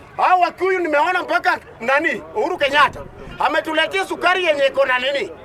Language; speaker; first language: Swahili; native; Swahili